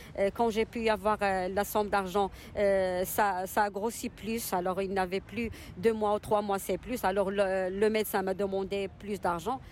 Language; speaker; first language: French; non-native, local second language; Arabic